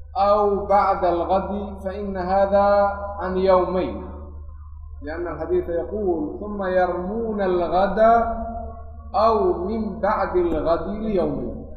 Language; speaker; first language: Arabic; non-native, local second language; Somali